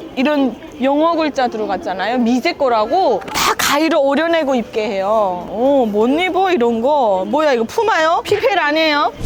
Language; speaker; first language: Korean; native; Korean